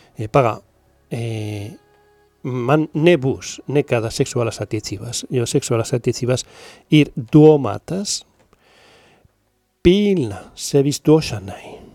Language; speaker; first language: Latvian; non-native, learner; Spanish